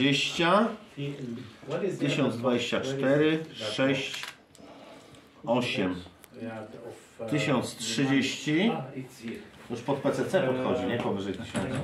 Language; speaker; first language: Polish; native; Polish